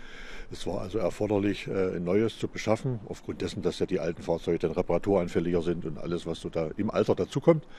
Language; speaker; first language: German; native; German